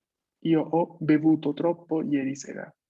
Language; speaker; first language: Italian; non-native, fluent; Spanish